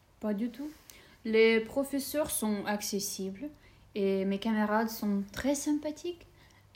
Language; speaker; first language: French; non-native, fluent; Russian